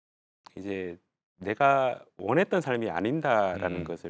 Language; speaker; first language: Korean; native; Korean